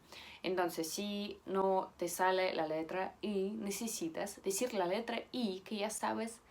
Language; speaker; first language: Spanish; non-native, fluent; Russian